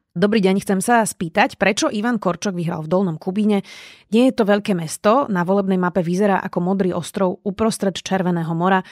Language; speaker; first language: Slovak; native; Slovak